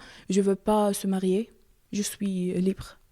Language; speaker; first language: French; non-native, learner; Arabic